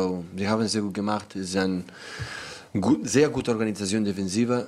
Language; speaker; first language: German; non-native, learner; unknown